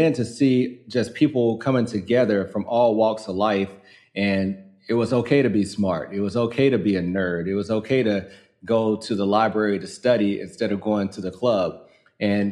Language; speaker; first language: English; native; English